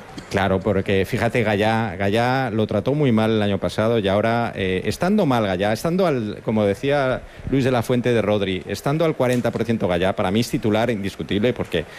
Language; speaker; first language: Spanish; native; Spanish